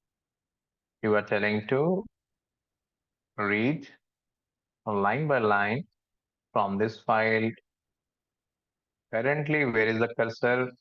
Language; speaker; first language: English; non-native, local second language; Hindi